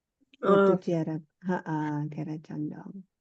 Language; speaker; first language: English; non-native, learner; Indonesian